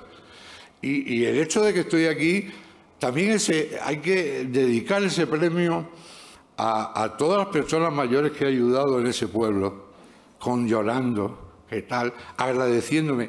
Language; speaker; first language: Spanish; native; Spanish